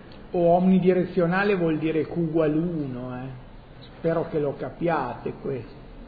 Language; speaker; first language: Italian; native; Italian